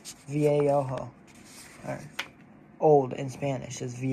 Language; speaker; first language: Spanish; non-native, learner; English